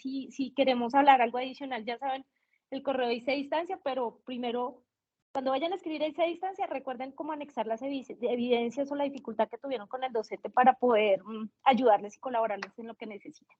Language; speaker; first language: Spanish; native; Spanish